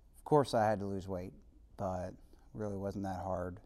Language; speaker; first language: English; native; English